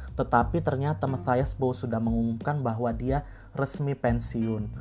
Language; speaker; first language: Indonesian; native; Indonesian